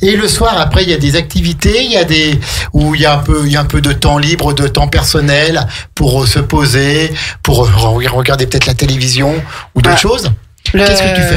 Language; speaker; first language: French; native; French